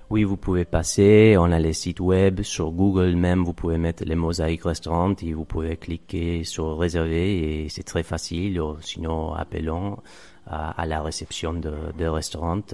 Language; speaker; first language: French; non-native, fluent; Spanish